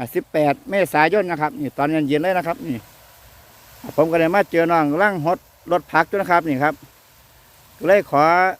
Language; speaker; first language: Thai; non-native, local second language; Northeastern Thai